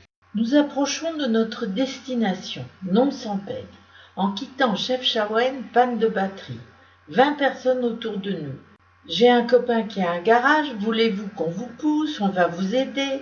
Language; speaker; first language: French; native; French